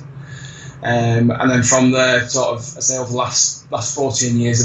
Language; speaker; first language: English; native; English